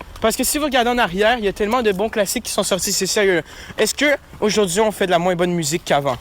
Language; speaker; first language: French; native; French